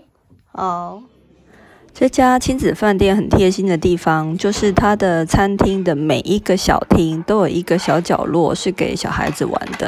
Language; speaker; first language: Chinese; native; Chinese